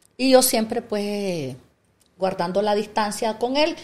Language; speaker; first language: Spanish; native; Spanish